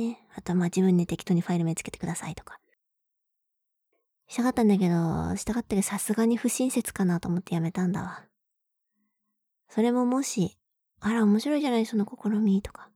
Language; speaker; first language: Japanese; native; Japanese